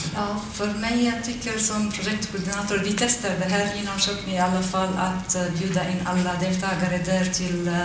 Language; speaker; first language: Swedish; non-native, fluent; Arabic